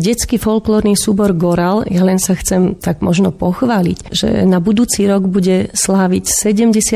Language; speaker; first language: Slovak; non-native, local second language; Polish